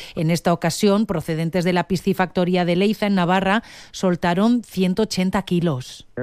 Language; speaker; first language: Spanish; native; Spanish